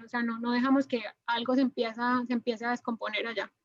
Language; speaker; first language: Spanish; native; Spanish